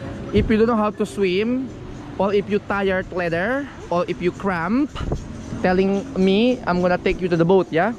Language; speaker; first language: English; non-native, learner; Indonesian